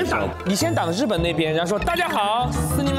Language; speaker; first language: Chinese; native; Chinese